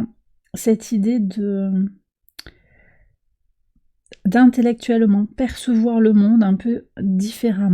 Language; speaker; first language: French; native; French